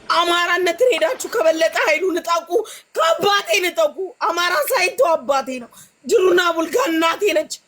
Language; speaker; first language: Amharic; native; Amharic